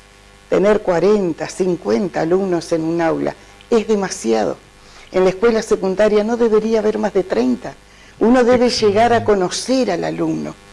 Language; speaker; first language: Spanish; native; Spanish